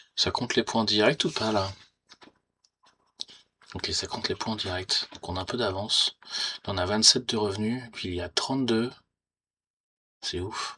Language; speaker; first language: French; native; French